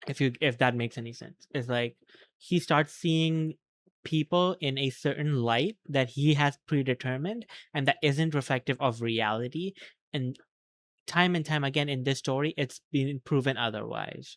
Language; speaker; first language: English; native; English